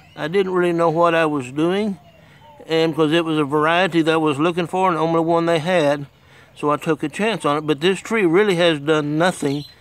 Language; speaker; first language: English; native; English